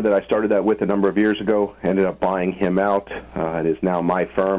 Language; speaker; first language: English; native; English